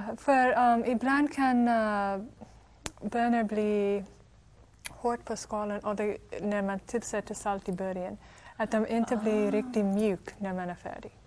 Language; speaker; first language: Swedish; non-native, fluent; English